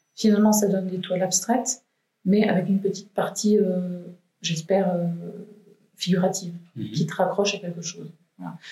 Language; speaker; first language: French; native; French